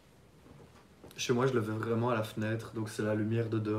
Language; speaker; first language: French; native; French